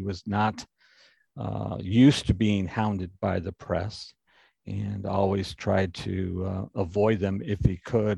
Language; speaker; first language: English; native; English